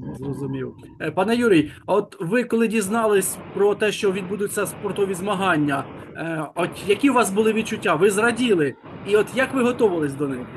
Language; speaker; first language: Ukrainian; native; Ukrainian